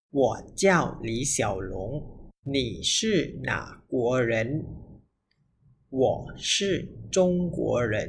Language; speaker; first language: Chinese; non-native, fluent; Thai